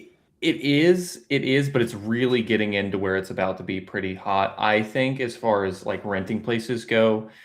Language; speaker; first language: English; native; English